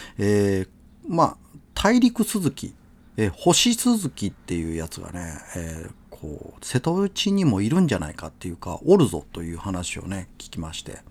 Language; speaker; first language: Japanese; native; Japanese